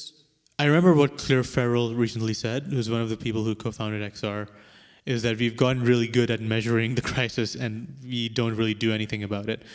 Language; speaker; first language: English; non-native, local second language; Urdu